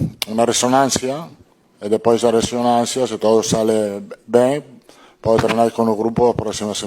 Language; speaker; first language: Portuguese; non-native, fluent; Italian